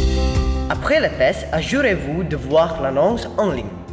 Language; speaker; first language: French; non-native, learner; Indonesian